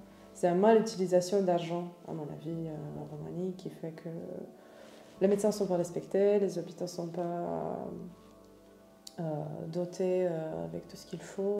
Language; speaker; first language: French; non-native, fluent; Romanian